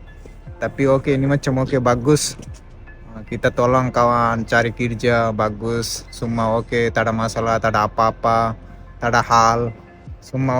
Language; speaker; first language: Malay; non-native, learner; Bangla